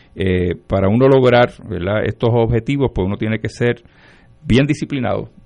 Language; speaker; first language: Spanish; native; Spanish